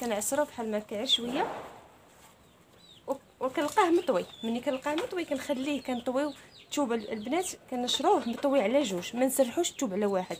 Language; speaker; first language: Arabic; native; Arabic